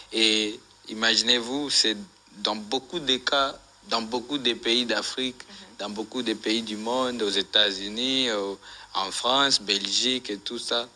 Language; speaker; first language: French; non-native, local second language; Swahili